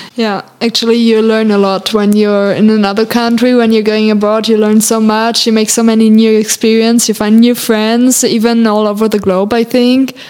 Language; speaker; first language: English; non-native, fluent; German